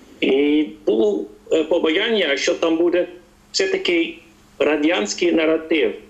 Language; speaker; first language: Ukrainian; non-native, fluent; Dutch